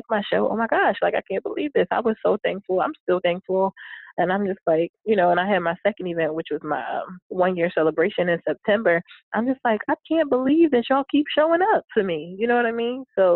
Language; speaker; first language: English; native; English